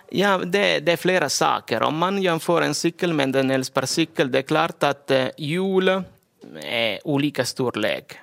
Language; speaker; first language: Swedish; non-native, fluent; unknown